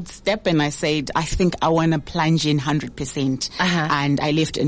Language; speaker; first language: English; non-native, local second language; Shona